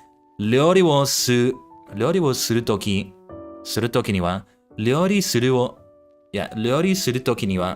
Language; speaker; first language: Japanese; non-native, learner; English